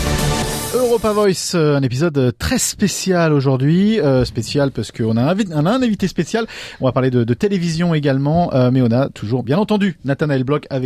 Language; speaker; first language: French; native; French